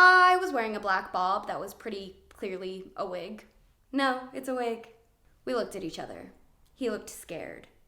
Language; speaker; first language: English; native; English